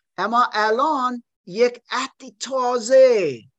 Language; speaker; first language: Persian; non-native, learner; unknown